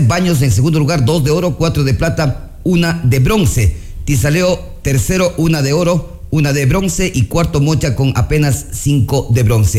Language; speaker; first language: Spanish; native; Spanish